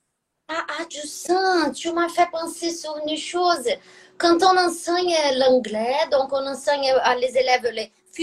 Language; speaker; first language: French; non-native, fluent; Portuguese